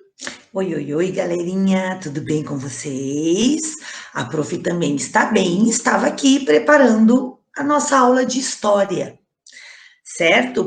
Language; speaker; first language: Portuguese; native; Portuguese